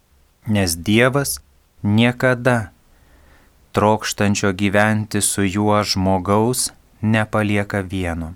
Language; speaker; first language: Lithuanian; native; Lithuanian